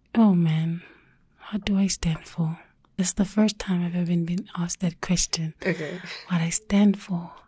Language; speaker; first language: English; non-native, local second language; Zulu